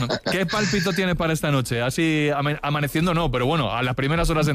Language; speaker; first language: Spanish; native; Spanish